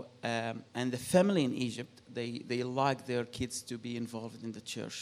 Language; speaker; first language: English; non-native, fluent; Arabic